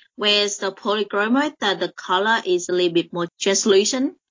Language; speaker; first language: English; non-native, fluent; Vietnamese